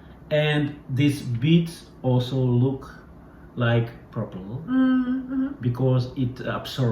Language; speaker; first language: English; non-native, learner; Russian